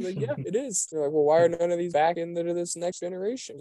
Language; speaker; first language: English; native; English